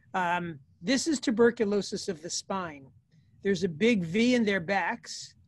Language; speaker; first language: English; native; English